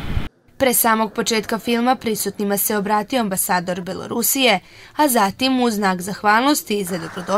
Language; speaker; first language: Serbian; native; Serbian